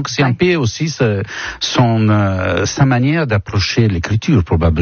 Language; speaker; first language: French; non-native, fluent; Italian